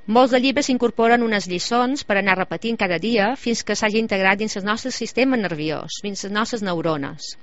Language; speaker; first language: Catalan; native; Catalan